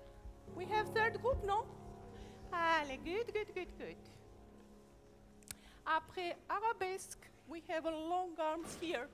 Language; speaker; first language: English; non-native, learner; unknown